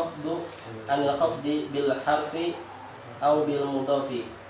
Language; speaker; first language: Arabic; non-native, learner; Indonesian